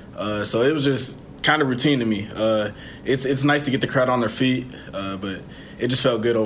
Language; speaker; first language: English; native; English